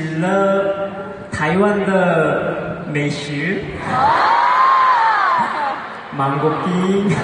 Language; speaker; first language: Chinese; non-native, learner; Korean